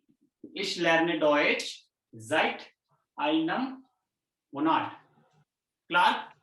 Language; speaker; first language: German; non-native, fluent; Hindi